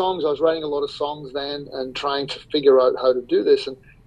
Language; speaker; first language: English; native; English